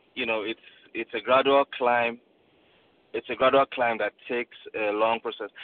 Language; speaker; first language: English; non-native, local second language; Yoruba